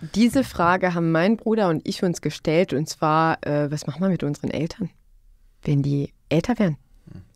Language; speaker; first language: German; non-native, fluent; Bosnian